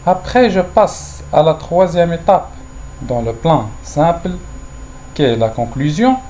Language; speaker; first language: French; non-native, local second language; Arabic